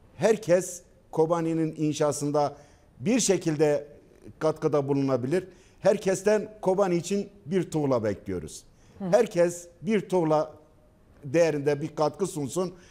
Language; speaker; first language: Turkish; non-native, local second language; Kurdish